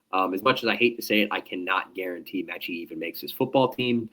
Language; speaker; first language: English; native; English